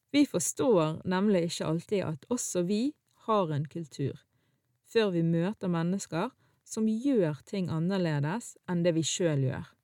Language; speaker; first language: Norwegian; early bilingual, other home language; Arabic